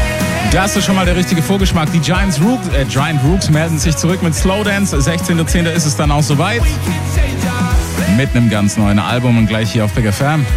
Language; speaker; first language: German; native; German